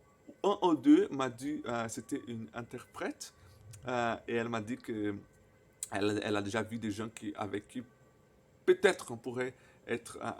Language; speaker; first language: French; non-native, fluent; Portuguese